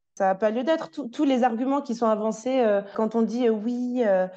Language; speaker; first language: French; native; French